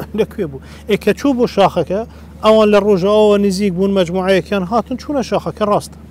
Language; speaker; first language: Central Kurdish; non-native, local second language; Kurdish